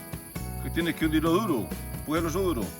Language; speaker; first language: Spanish; native; Spanish